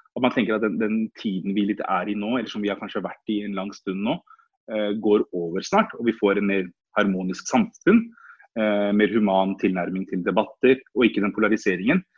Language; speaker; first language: Norwegian; early bilingual, other home language; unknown